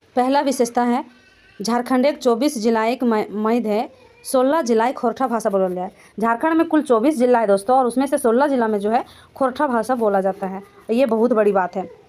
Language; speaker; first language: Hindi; native; Hindi